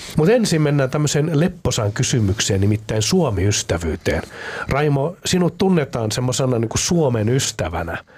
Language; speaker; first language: Finnish; native; Finnish